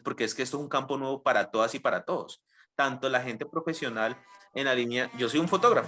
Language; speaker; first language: Spanish; native; Spanish